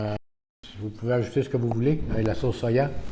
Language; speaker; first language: French; non-native, fluent; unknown